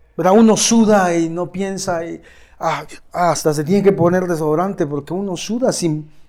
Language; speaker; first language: Spanish; native; Spanish